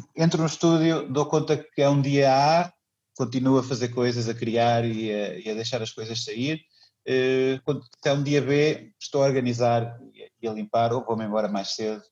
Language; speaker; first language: Portuguese; native; Portuguese